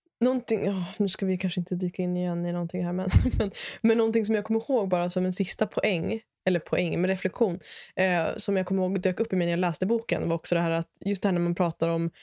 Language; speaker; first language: Swedish; native; Swedish